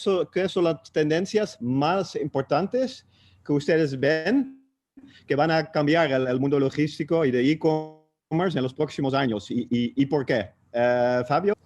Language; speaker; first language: Spanish; non-native, fluent; Dutch